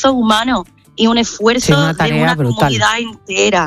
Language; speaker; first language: Spanish; non-native, fluent; English